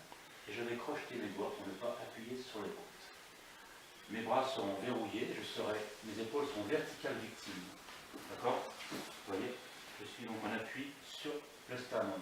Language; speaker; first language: French; native; French